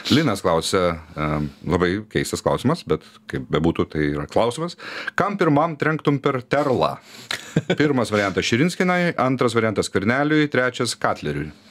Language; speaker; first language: Lithuanian; native; Lithuanian